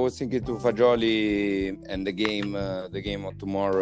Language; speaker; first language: English; non-native, fluent; Italian